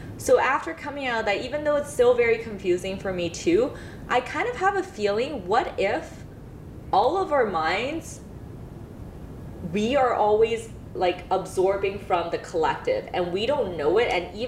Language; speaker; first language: English; native; English